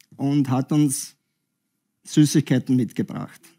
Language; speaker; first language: German; native; German